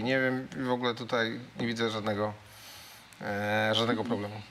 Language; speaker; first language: Polish; native; Polish